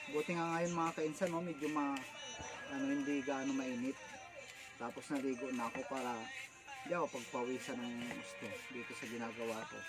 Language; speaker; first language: Filipino; non-native, local second language; Bikol